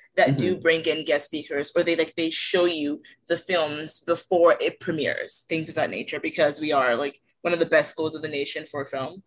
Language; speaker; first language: English; native; English